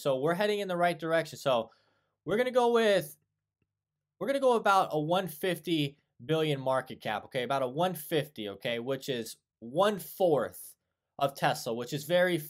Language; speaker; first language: English; native; English